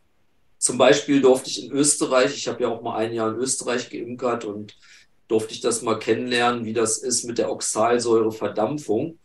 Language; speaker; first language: German; native; German